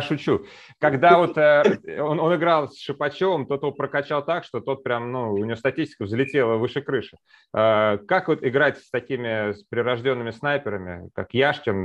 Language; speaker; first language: Russian; native; Russian